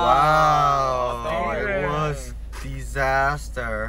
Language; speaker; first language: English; non-native, learner; Korean